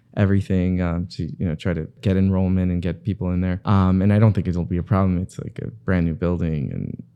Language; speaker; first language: English; native; English